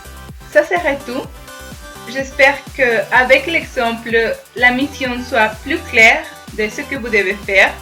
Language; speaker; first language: French; non-native, fluent; Spanish